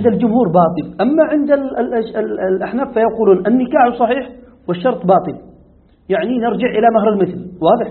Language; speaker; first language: Arabic; native; Arabic